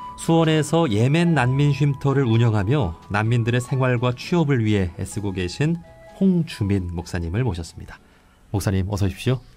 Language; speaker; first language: Korean; native; Korean